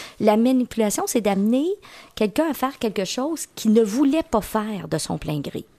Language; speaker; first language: French; native; French